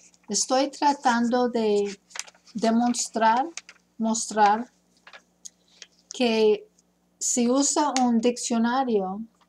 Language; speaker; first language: Spanish; non-native, fluent; English